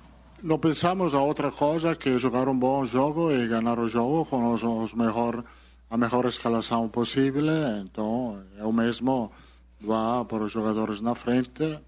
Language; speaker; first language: Portuguese; non-native, fluent; Italian